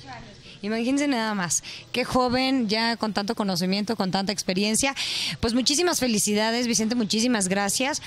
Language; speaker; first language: Spanish; native; Spanish